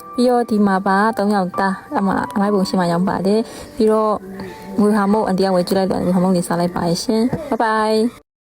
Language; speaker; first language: Burmese; non-native, local second language; Kachin